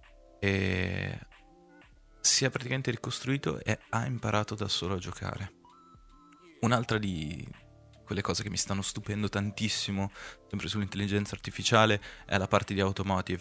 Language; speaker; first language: Italian; native; Italian